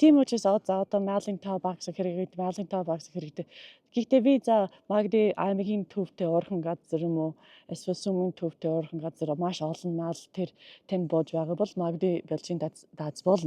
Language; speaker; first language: Mongolian; non-native, learner; English